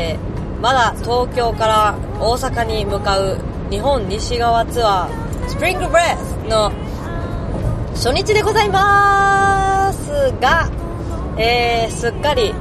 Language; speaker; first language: Japanese; native; Japanese